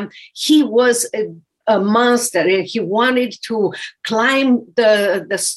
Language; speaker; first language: English; non-native, fluent; Romanian